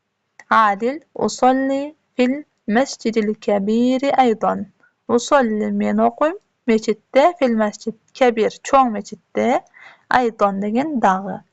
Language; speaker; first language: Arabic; non-native, fluent; Uzbek